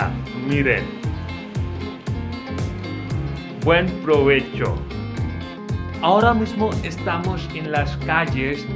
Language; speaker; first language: Spanish; non-native, fluent; Hindi